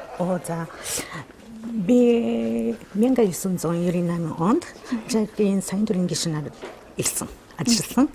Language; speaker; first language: Mongolian; non-native, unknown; Japanese